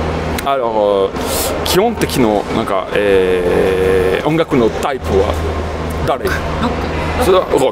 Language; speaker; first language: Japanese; non-native, fluent; French